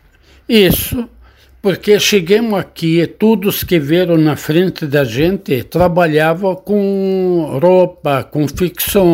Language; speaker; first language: Portuguese; non-native, learner; Arabic